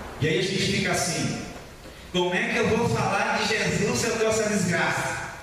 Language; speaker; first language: Portuguese; native; Portuguese